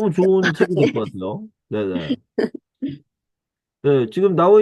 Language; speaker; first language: Korean; native; Korean